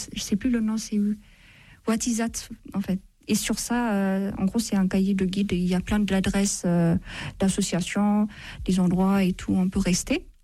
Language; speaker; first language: French; non-native, fluent; Amharic